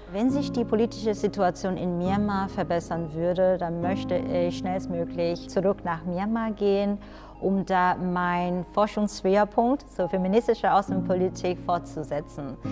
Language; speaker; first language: German; non-native, fluent; Burmese